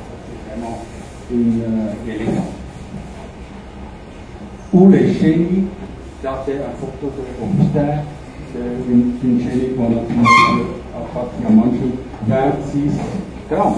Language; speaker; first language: French; non-native, fluent; German